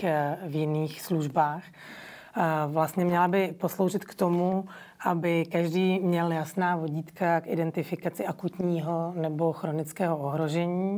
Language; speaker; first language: Czech; native; Czech